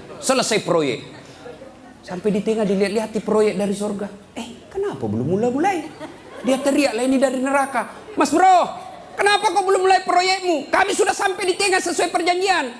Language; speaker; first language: Indonesian; native; Indonesian